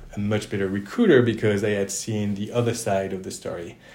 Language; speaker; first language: English; non-native, fluent; French